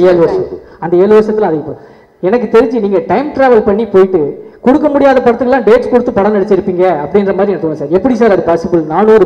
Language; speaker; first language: Tamil; native; Tamil